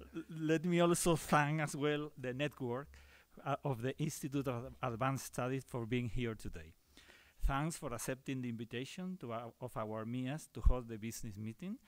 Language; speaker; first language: English; non-native, fluent; Spanish